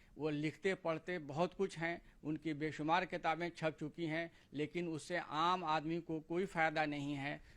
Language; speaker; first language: Urdu; native; Urdu